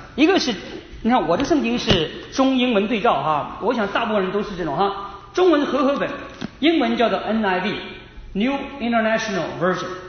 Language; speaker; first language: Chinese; native; Chinese